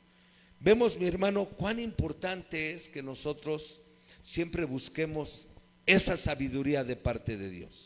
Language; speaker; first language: Spanish; native; Spanish